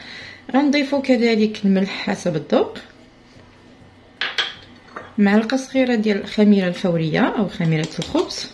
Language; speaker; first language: Arabic; native; Arabic